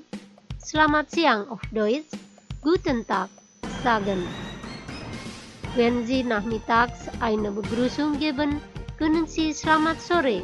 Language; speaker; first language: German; non-native, fluent; Indonesian